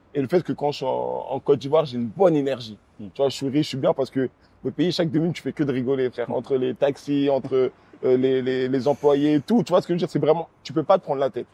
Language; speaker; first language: French; early bilingual, other home language; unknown